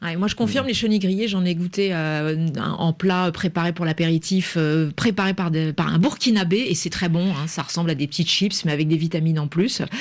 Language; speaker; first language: French; native; French